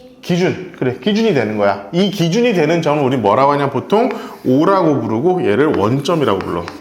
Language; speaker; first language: Korean; native; Korean